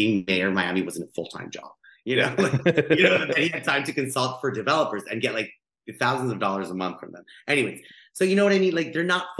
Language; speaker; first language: English; non-native, fluent; Spanish